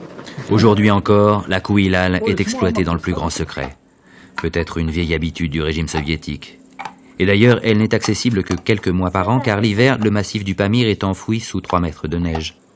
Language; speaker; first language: French; native; French